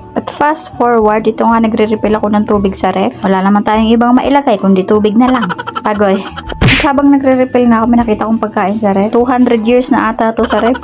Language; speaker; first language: Filipino; non-native, local second language; Masbatenyo